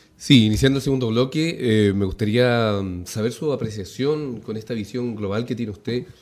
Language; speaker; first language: Spanish; native; Spanish